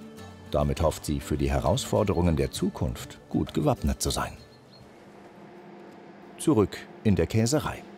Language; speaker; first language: German; native; German